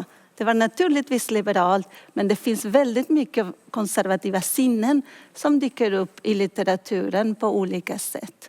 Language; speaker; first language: Swedish; non-native, fluent; Spanish